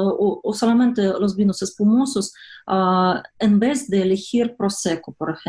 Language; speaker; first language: Spanish; non-native, fluent; Russian